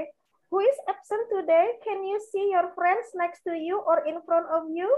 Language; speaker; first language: English; non-native, learner; Indonesian